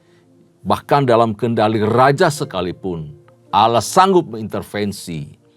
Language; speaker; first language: Indonesian; native; Indonesian